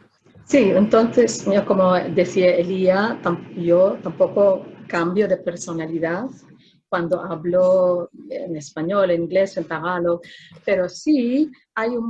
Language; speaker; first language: Spanish; non-native, fluent; Filipino